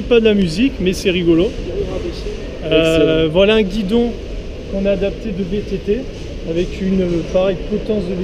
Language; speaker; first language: French; native; French